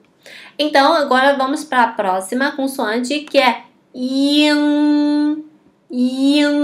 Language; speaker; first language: Portuguese; non-native, fluent; Chinese